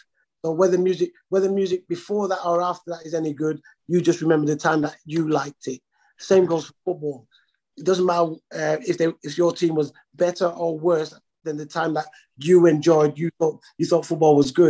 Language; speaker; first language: English; native; English